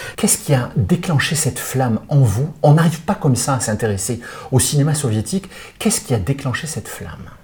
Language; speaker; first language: French; native; French